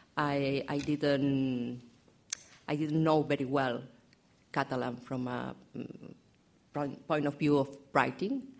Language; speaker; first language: English; non-native, learner; Catalan